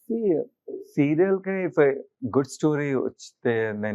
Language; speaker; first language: Telugu; non-native, learner; Hindi